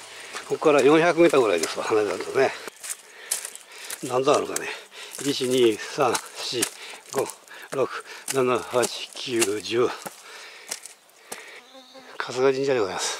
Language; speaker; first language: Japanese; native; Japanese